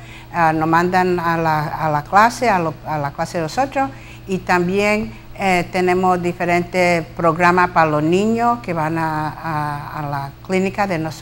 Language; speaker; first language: Spanish; early bilingual, heritage; Spanish